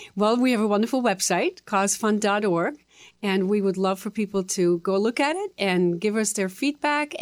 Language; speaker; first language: English; non-native, fluent; Dutch